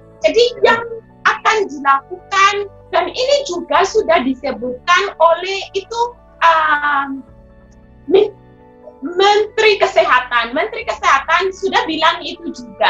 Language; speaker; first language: Indonesian; non-native, fluent; Shona